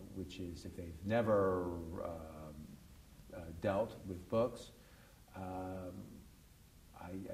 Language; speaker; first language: English; native; English